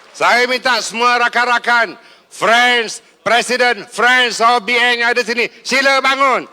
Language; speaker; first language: Malay; native; Malay